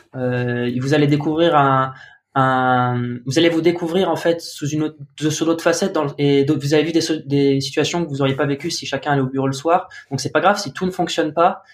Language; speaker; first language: French; native; French